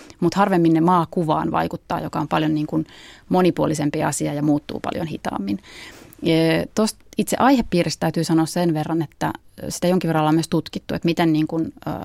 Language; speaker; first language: Finnish; native; Finnish